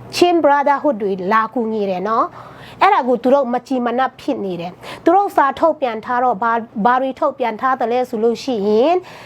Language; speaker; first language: Burmese; non-native, local second language; Tedim Chin